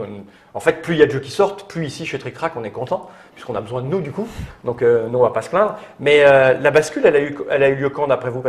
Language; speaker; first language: French; native; French